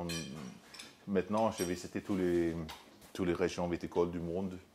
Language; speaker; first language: French; non-native, fluent; Swedish